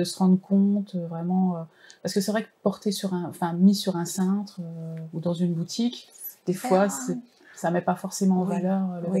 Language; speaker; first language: French; native; French